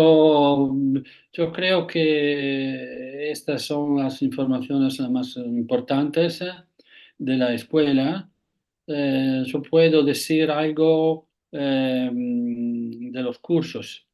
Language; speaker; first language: Spanish; non-native, fluent; Italian